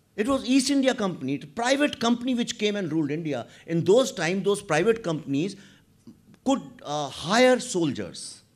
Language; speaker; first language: English; non-native, local second language; Hindi